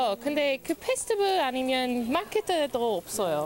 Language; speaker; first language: Korean; non-native, learner; English